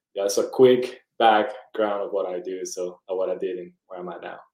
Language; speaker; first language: English; early bilingual, other home language; Spanish